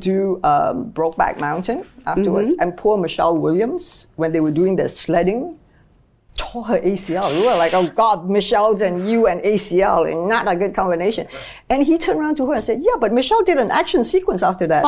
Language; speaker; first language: English; native; English